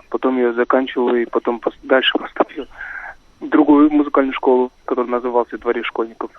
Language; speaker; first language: Russian; non-native, local second language; Kazakh